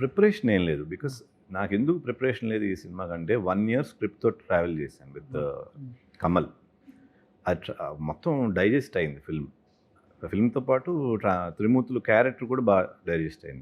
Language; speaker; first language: Telugu; native; Telugu